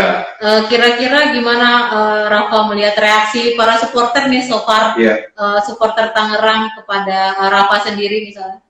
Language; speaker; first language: Indonesian; native; Indonesian